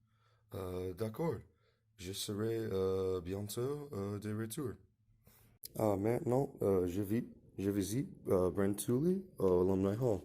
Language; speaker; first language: French; non-native, learner; English